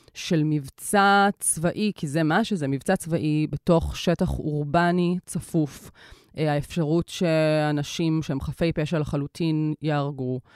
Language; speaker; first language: Hebrew; native; Hebrew